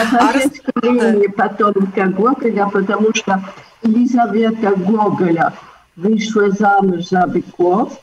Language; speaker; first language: Russian; early bilingual, heritage; Russian